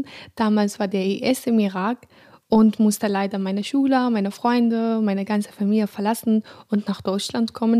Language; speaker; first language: German; non-native, fluent; Arabic